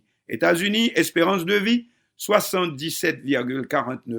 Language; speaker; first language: French; non-native, local second language; Haitian Creole